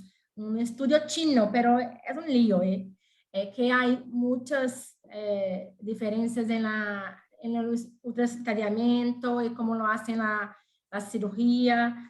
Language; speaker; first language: Spanish; non-native, fluent; Portuguese